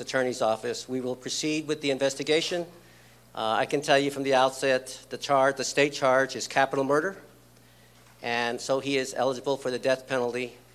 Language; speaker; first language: English; early bilingual, other home language; Spanish